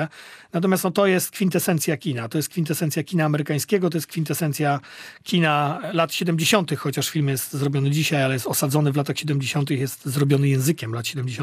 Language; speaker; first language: Polish; native; Polish